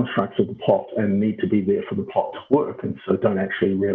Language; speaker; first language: English; native; English